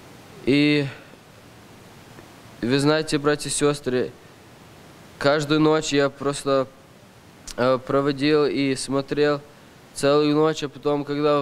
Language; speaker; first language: Russian; early bilingual, heritage; Russian